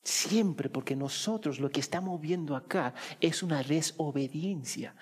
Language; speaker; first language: Spanish; early bilingual, heritage; Spanish